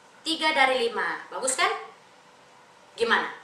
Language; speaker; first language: Indonesian; native; Indonesian